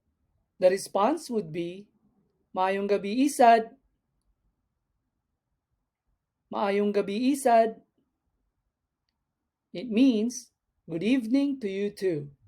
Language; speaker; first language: English; non-native, local second language; Cebuano